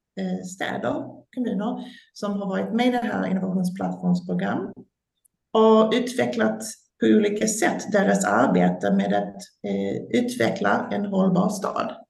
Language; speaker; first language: Swedish; non-native, fluent; English